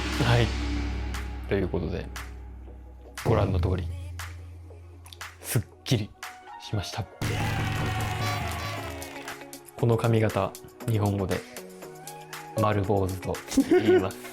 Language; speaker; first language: Japanese; native; Japanese